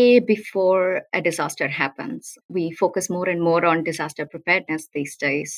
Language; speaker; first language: English; non-native, local second language; Tamil